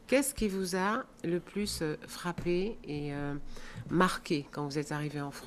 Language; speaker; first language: French; native; French